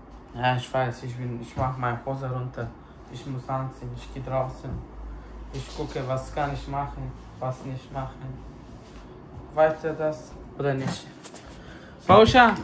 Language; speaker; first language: German; non-native, learner; Bulgarian